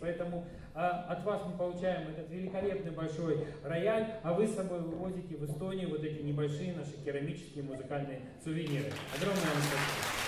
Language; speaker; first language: Russian; native; Russian